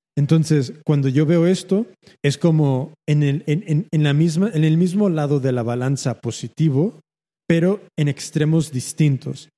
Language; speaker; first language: Spanish; early bilingual, heritage; Spanish